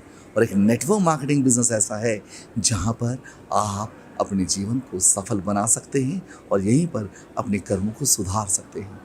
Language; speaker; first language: Hindi; native; Hindi